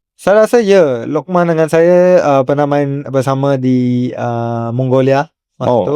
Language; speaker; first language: Malay; native; Malay